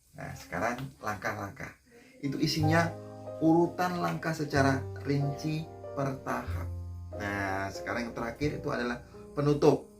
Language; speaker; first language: Indonesian; native; Indonesian